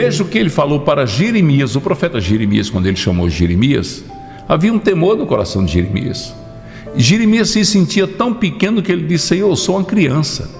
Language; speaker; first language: Portuguese; native; Portuguese